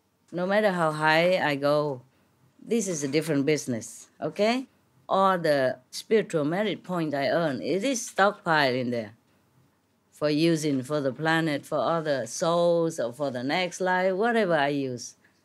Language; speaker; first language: English; non-native, fluent; Vietnamese